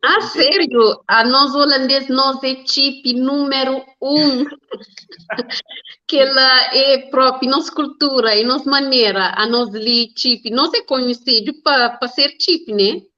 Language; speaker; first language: Portuguese; non-native, learner; Kabuverdianu